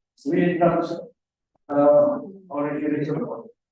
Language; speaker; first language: English; non-native, learner; Indonesian